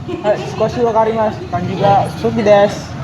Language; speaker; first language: Japanese; non-native, learner; Indonesian